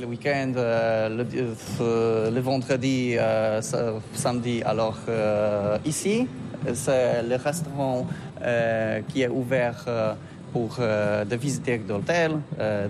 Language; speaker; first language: French; non-native, learner; Polish